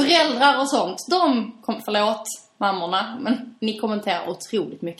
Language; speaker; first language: Swedish; native; Swedish